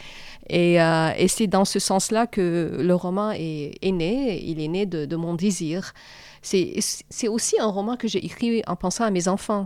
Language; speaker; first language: French; non-native, fluent; Arabic